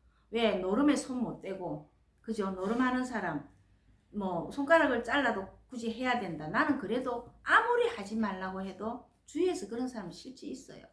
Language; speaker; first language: Korean; native; Korean